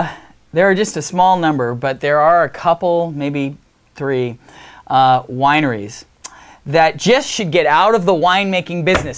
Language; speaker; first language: English; native; English